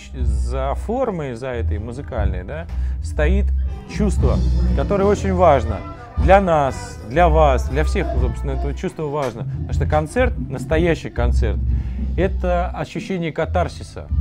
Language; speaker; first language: Russian; native; Russian